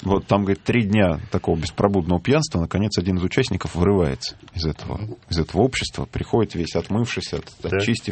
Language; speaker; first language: Russian; native; Russian